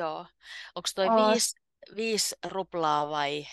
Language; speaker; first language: Finnish; native; Finnish